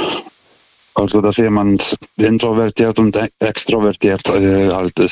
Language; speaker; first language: German; non-native, fluent; Lithuanian